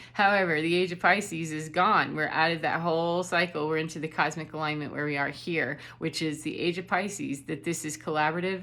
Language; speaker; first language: English; native; English